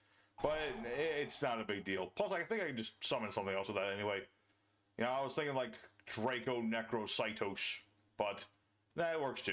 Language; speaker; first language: English; native; English